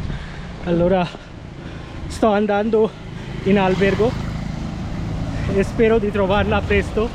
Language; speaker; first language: Italian; non-native, fluent; Bangla